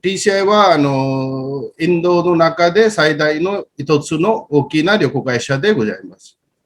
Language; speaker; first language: Japanese; non-native, fluent; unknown